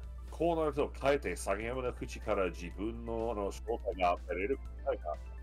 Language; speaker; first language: Japanese; non-native, fluent; English